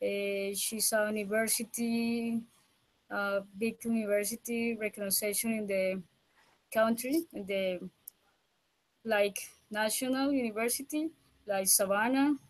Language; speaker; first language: English; non-native, learner; Spanish